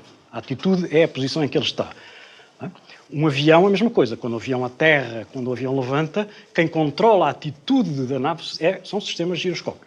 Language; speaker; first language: Portuguese; native; Portuguese